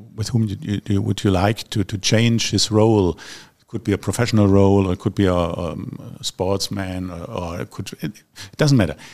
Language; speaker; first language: English; non-native, fluent; German